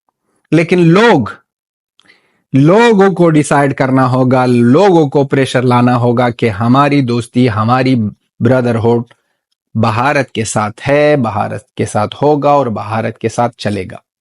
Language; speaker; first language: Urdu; non-native, fluent; Pashto